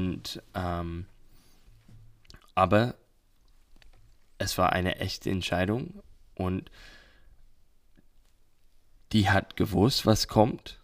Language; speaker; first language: German; non-native, learner; English